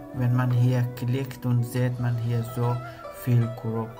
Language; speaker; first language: German; non-native, learner; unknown